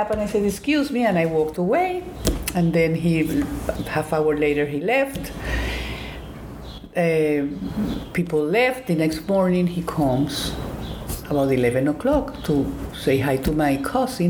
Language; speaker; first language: English; non-native, fluent; Spanish